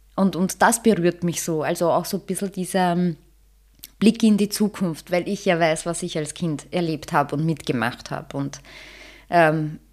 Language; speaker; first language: German; early bilingual, other home language; Bosnian